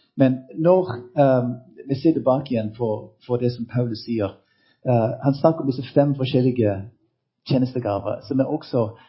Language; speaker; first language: Norwegian; non-native, fluent; English